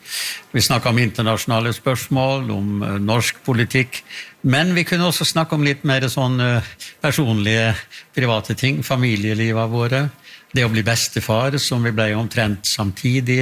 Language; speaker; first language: Norwegian; native; Norwegian